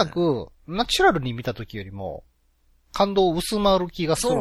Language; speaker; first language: Japanese; native; Japanese